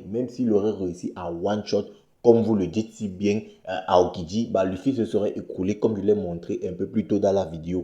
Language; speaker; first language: French; native; French